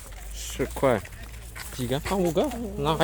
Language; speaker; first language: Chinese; non-native, learner; French